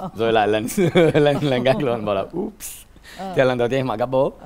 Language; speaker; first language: Vietnamese; non-native, fluent; Romanian